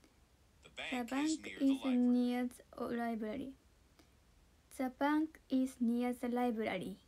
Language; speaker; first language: English; non-native, learner; Japanese